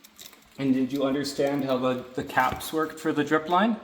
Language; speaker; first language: English; native; English